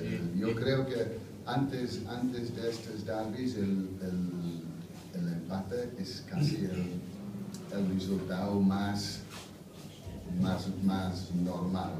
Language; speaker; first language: Spanish; non-native, fluent; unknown